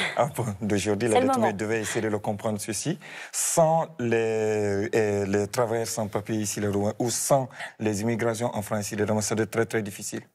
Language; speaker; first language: French; non-native, local second language; Fula